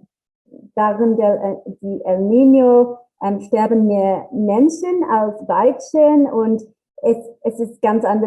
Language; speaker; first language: German; non-native, learner; English